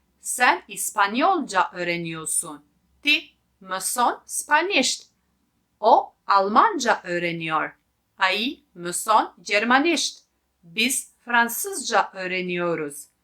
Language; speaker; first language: Turkish; non-native, fluent; Albanian